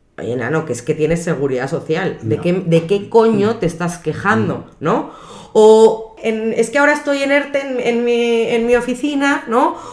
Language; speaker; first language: Spanish; native; Spanish